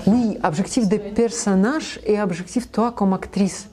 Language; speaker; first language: French; non-native, learner; Russian